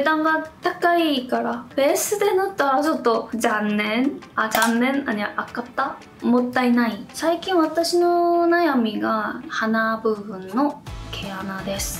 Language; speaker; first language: Japanese; non-native, fluent; Korean